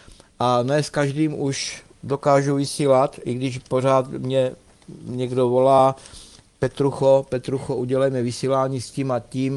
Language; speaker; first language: Czech; native; Czech